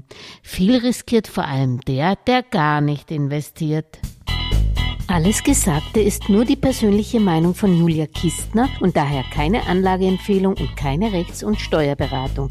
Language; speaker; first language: German; native; German